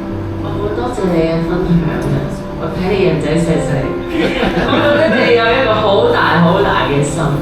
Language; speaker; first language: Cantonese; native; Cantonese